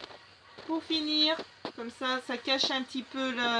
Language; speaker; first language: French; native; French